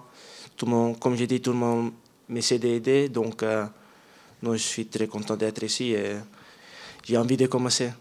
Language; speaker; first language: French; non-native, learner; Dutch